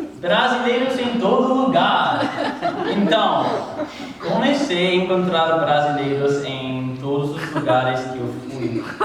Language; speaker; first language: Portuguese; non-native, learner; English